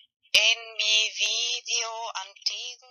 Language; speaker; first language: Spanish; non-native, fluent; German